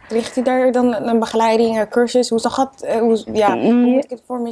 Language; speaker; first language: Dutch; native; Dutch